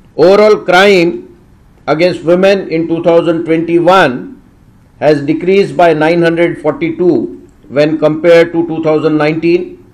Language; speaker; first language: English; non-native, local second language; Marathi